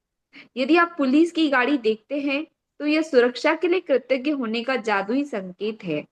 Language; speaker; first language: Hindi; native; Hindi